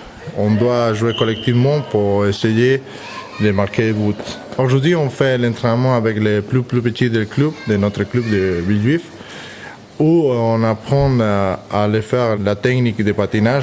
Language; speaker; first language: French; non-native, fluent; Spanish